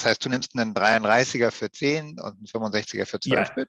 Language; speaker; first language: German; native; German